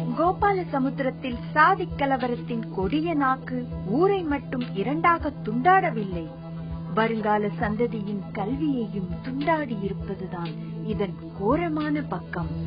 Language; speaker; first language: Tamil; native; Tamil